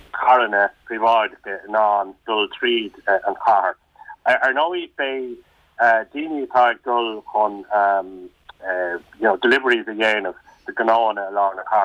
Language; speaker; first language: Irish; non-native, local second language; English